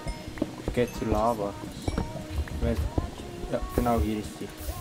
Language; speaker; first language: German; native; German